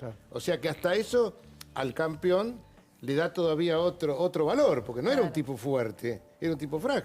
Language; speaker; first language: Spanish; native; Spanish